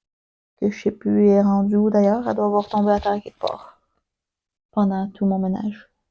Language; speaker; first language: French; native; French